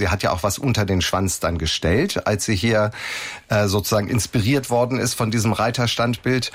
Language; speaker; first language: German; native; German